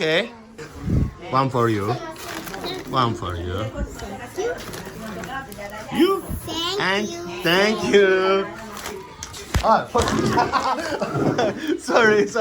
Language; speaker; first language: English; non-native, learner; Azerbaijani